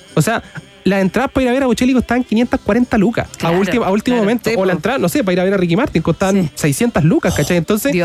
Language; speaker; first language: Spanish; native; Spanish